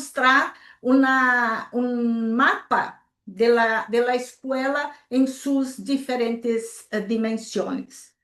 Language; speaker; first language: Spanish; non-native, local second language; Portuguese